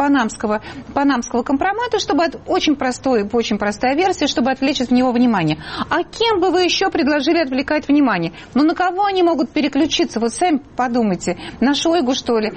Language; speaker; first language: Russian; native; Russian